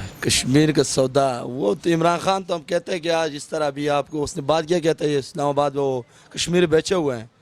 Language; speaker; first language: Urdu; non-native, local second language; Pashto